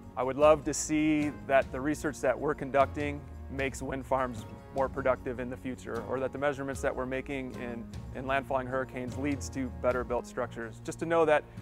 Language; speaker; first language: English; native; English